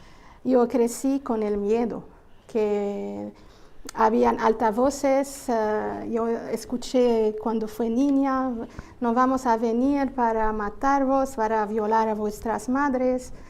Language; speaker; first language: Spanish; non-native, fluent; Arabic